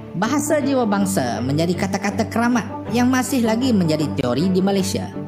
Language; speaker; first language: Malay; native; Malay